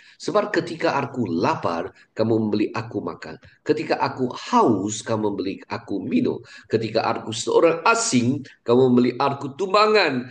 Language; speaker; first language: Malay; non-native, local second language; Chinese